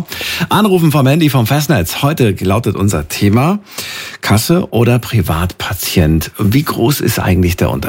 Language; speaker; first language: German; native; German